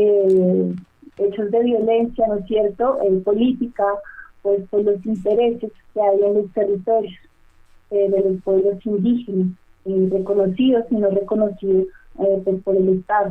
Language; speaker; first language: Spanish; native; Spanish